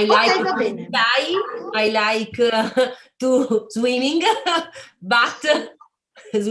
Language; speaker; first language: English; non-native, learner; Italian